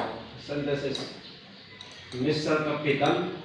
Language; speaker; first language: English; non-native, learner; Indonesian